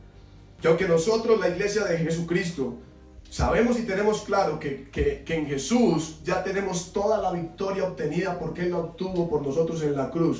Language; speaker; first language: Spanish; native; Spanish